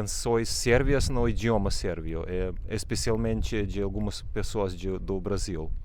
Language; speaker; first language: Portuguese; non-native, fluent; Serbian